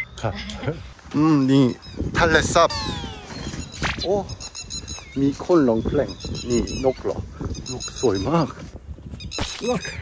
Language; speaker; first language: Thai; non-native, learner; Korean